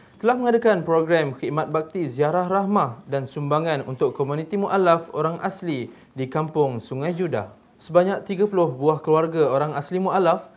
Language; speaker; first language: Malay; native; Malay